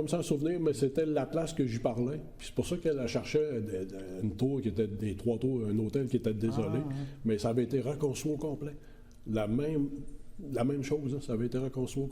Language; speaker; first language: French; native; French